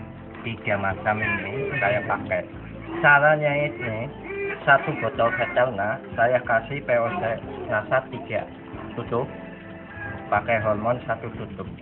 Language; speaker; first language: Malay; non-native, local second language; Javanese